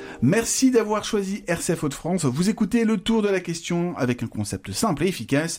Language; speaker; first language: French; native; French